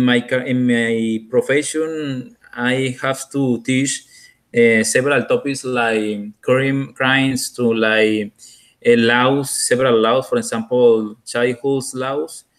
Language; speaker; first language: English; non-native, learner; Spanish